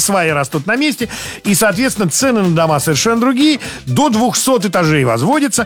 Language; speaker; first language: Russian; native; Russian